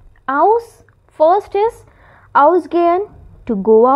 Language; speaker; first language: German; non-native, fluent; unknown